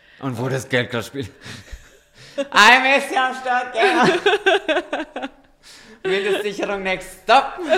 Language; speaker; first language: German; early bilingual, other home language; Romanian